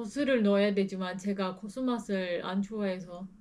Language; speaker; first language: Korean; non-native, learner; Turkish